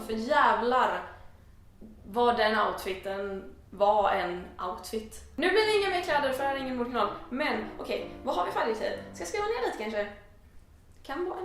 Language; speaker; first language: Swedish; native; Swedish